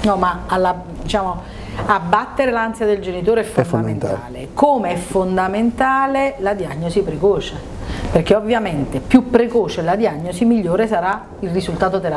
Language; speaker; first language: Italian; native; Italian